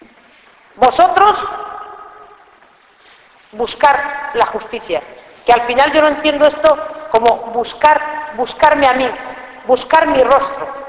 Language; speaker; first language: Spanish; native; Spanish